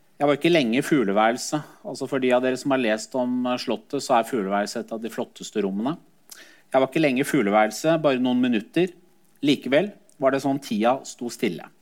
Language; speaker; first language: Norwegian; early bilingual, other home language; Persian